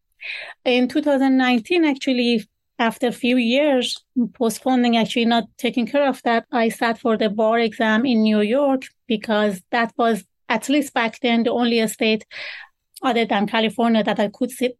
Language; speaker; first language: English; non-native, fluent; Persian